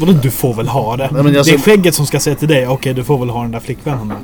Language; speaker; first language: Swedish; native; Swedish